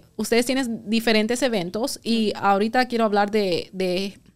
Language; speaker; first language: Spanish; early bilingual, heritage; Spanish